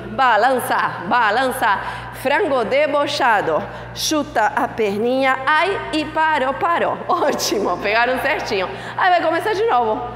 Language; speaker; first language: Portuguese; non-native, fluent; Spanish